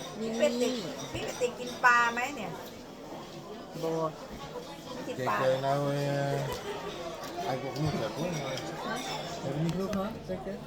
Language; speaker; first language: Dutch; non-native, learner; Thai